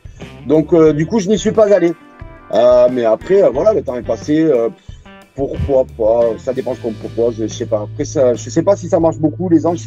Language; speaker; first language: French; native; French